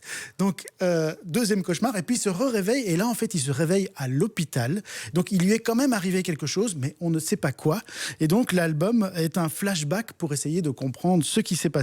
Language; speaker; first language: French; native; French